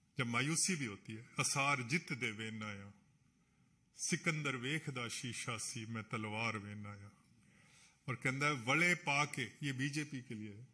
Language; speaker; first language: Hindi; non-native, local second language; Punjabi